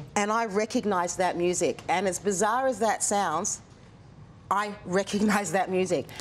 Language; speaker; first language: English; native; English